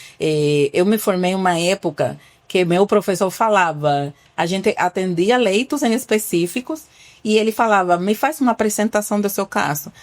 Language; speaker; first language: Portuguese; non-native, fluent; Spanish